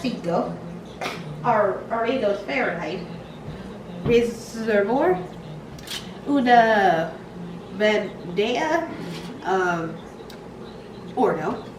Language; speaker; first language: Spanish; non-native, learner; English